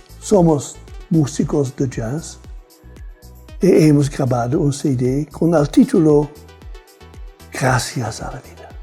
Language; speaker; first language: Spanish; non-native, fluent; Dutch